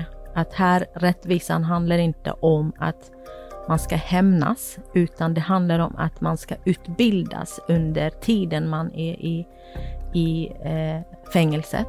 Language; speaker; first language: Swedish; non-native, fluent; Kurdish